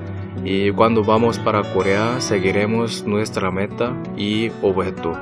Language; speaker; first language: Spanish; non-native, learner; Korean